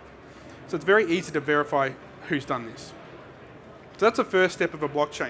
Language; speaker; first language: English; native; English